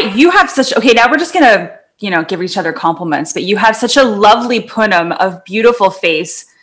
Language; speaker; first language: English; native; English